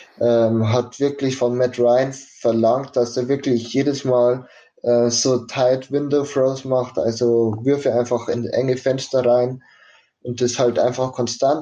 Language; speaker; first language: German; native; German